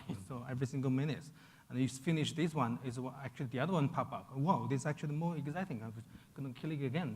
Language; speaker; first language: English; non-native, fluent; Chinese